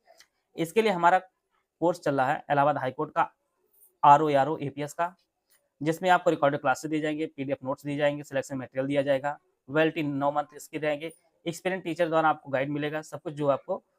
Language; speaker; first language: Hindi; native; Hindi